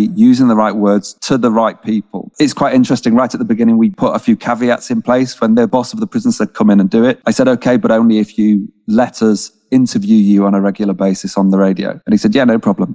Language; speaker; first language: English; native; English